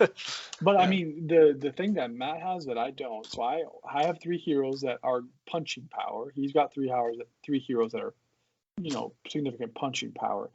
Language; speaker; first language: English; native; English